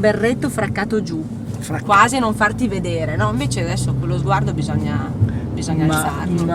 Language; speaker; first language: Italian; native; Italian